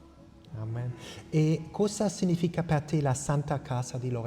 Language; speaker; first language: Italian; non-native, fluent; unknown